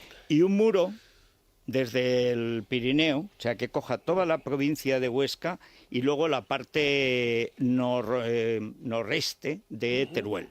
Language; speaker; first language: Spanish; native; Spanish